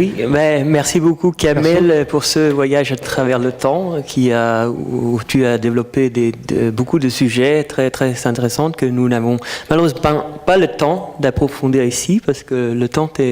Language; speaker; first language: French; non-native, fluent; Danish